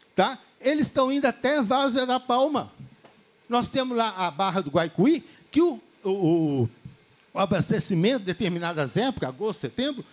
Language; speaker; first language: Portuguese; native; Portuguese